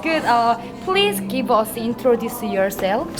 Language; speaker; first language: English; non-native, learner; Korean